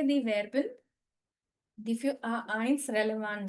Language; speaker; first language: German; non-native, fluent; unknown